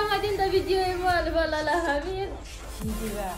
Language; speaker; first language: Persian; non-native, learner; Romanian